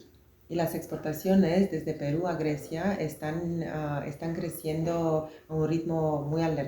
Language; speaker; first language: Spanish; non-native, fluent; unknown